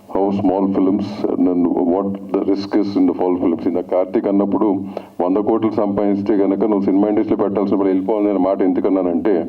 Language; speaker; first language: Telugu; native; Telugu